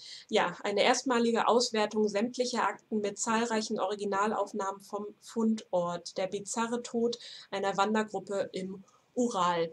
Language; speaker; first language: German; native; German